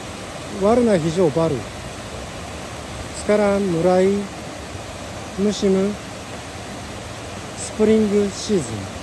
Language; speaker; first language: Indonesian; non-native, learner; Japanese